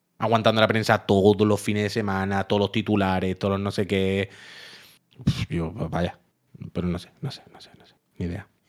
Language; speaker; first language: Spanish; native; Spanish